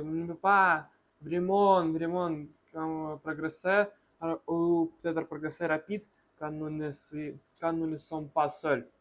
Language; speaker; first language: French; non-native, learner; Russian